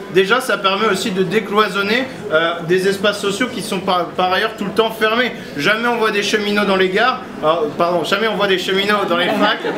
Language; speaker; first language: French; native; French